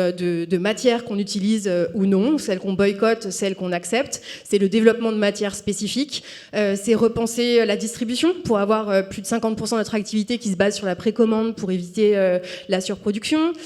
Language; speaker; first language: French; native; French